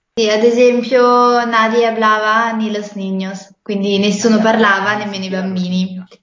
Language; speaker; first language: Italian; native; Italian